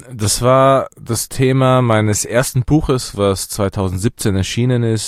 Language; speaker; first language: German; early bilingual, other home language; Persian